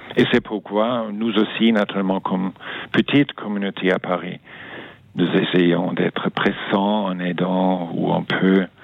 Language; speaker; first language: French; non-native, fluent; German